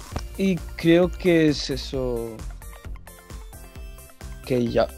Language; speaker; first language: Spanish; non-native, learner; French